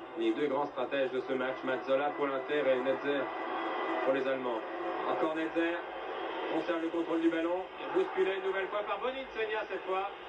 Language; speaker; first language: French; native; French